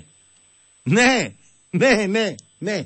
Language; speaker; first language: Greek; native; Greek